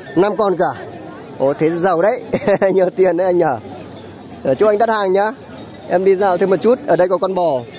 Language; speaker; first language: Vietnamese; native; Vietnamese